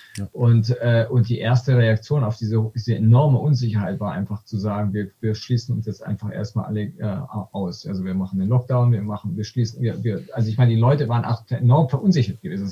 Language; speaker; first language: German; native; German